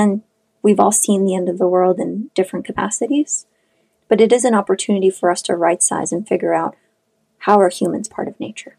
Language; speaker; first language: English; non-native, fluent; Shughni